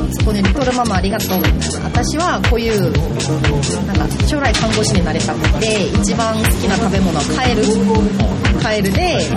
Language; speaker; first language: Japanese; non-native, fluent; Korean